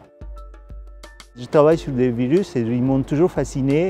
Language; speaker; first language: French; non-native, fluent; Spanish